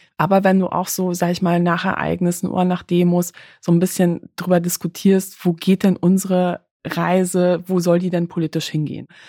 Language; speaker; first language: German; early bilingual, other home language; Polish